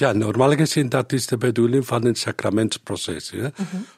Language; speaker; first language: Dutch; non-native, learner; Spanish